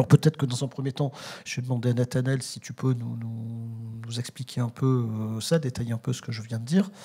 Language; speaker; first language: French; native; French